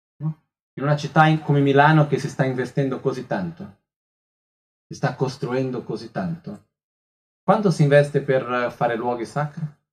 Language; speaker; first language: Italian; non-native, fluent; Portuguese